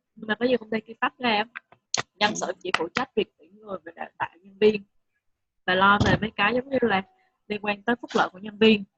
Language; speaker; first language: Vietnamese; native; Vietnamese